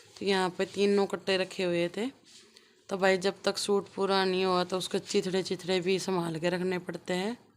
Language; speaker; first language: Hindi; native; Hindi